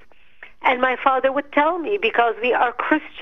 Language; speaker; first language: English; non-native, fluent; Arabic